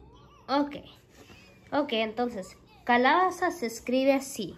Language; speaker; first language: Spanish; early bilingual, heritage; Spanish